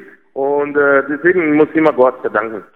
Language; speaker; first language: German; non-native, fluent; Portuguese